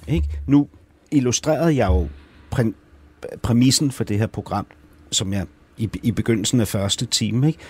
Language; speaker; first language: Danish; native; Danish